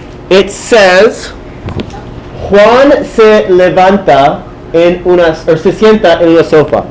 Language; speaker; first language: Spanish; non-native, fluent; English